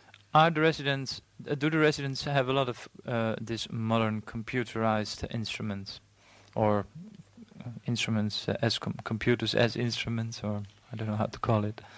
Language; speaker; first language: English; non-native, fluent; Dutch